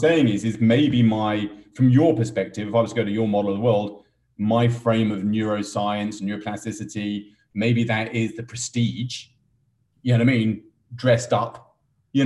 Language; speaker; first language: English; native; English